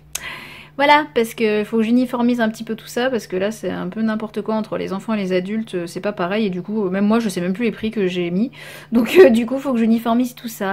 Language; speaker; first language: French; native; French